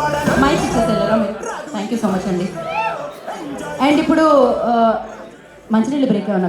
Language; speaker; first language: Telugu; native; Telugu